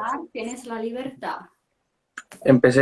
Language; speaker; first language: Spanish; non-native, fluent; Portuguese